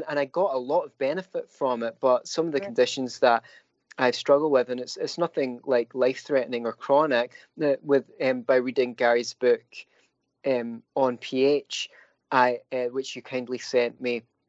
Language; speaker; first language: English; native; English